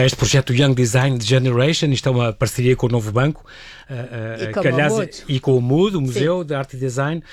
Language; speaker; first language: Portuguese; native; Portuguese